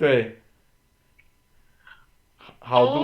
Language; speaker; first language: Chinese; non-native, learner; English